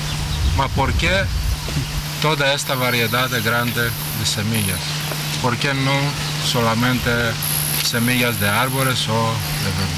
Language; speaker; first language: Spanish; non-native, fluent; Greek